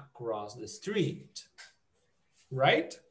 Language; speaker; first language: English; non-native, fluent; Portuguese